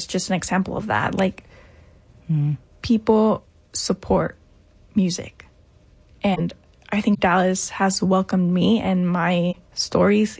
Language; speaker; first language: English; non-native, fluent; Spanish